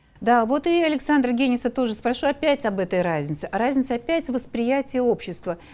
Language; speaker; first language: Russian; native; Russian